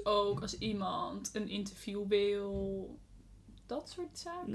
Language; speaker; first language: Dutch; native; Dutch